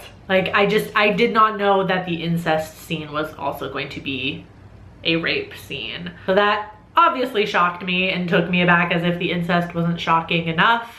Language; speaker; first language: English; native; English